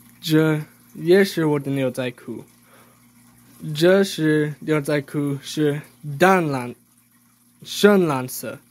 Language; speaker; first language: Chinese; non-native, learner; English